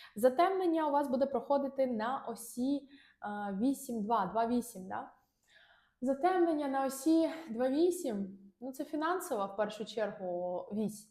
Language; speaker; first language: Ukrainian; non-native, local second language; Russian